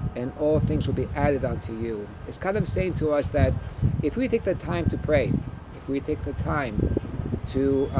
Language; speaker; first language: English; early bilingual, other home language; Greek